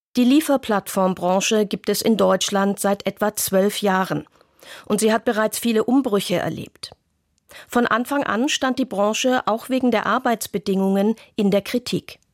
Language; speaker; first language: German; native; German